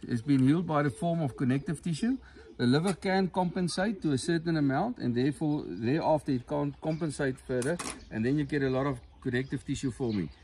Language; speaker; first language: English; non-native, local second language; Afrikaans